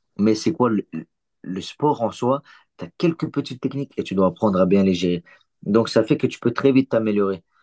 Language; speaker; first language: French; early bilingual, other home language; Chechen